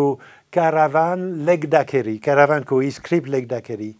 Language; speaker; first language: Nepali; non-native, fluent; French